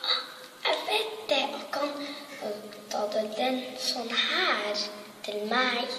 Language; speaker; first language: Norwegian; non-native, learner; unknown